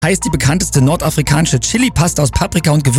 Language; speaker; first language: German; native; German